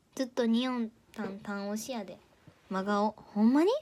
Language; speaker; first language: Japanese; native; Japanese